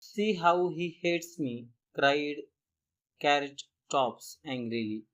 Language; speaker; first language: English; non-native, local second language; Marathi